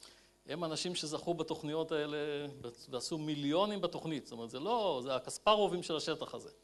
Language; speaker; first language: Hebrew; native; Hebrew